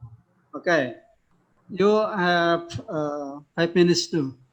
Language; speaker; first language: English; non-native, local second language; Indonesian